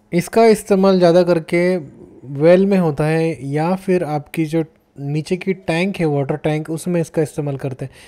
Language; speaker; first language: Hindi; native; Hindi